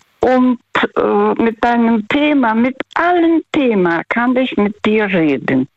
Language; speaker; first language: German; non-native, fluent; Russian